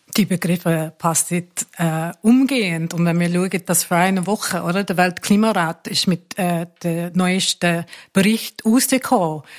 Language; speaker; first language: German; non-native, fluent; English